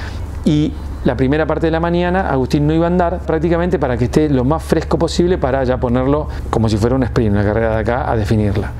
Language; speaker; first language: Spanish; native; Spanish